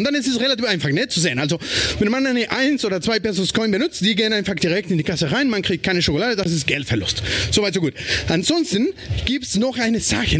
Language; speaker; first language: German; non-native, fluent; Spanish